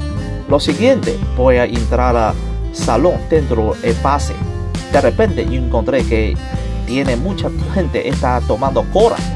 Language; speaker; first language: Spanish; non-native, learner; Chinese